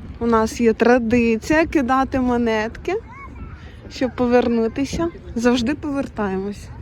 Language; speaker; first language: Ukrainian; non-native, local second language; Russian